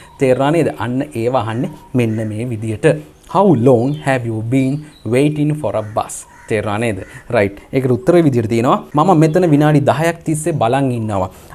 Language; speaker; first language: Sinhala; native; Sinhala